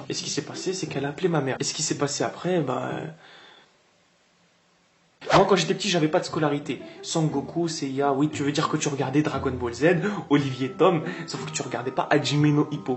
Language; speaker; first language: French; native; French